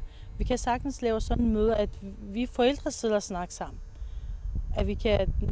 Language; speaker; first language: Danish; non-native, fluent; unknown